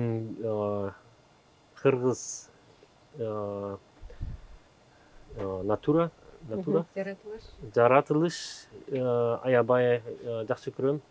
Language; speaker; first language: Kyrgyz; non-native, learner; German